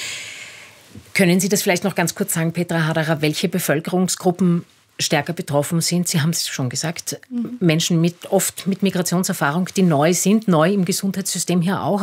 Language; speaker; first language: German; native; German